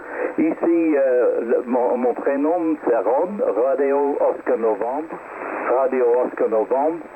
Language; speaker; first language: French; non-native, learner; English